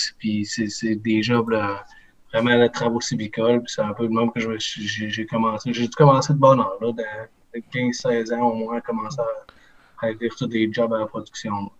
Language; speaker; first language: French; native; French